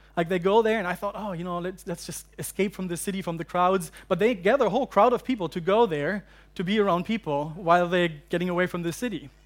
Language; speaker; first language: English; non-native, fluent; German